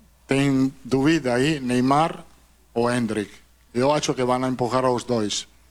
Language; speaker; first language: Portuguese; non-native, learner; Italian